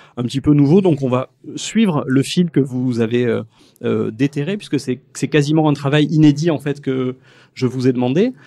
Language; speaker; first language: French; native; French